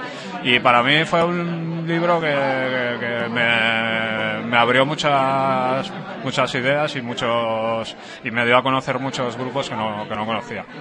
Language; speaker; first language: Spanish; native; Spanish